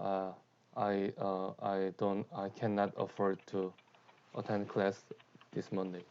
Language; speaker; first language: English; non-native, learner; Korean